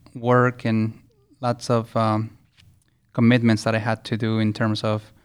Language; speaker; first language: English; early bilingual, other home language; Spanish